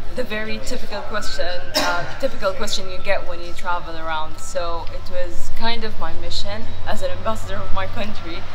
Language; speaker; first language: English; non-native, fluent; Arabic